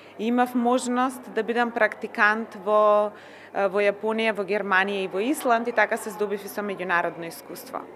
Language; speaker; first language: Macedonian; native; Macedonian